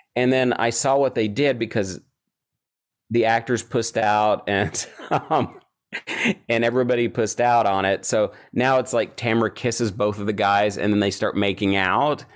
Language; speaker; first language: English; native; English